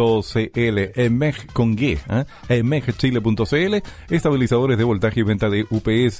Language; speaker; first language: Spanish; native; Spanish